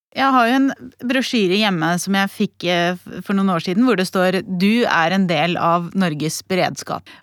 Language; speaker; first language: Norwegian; native; Norwegian